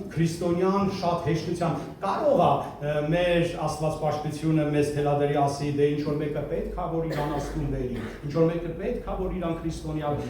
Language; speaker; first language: Armenian; early bilingual, heritage; Armenian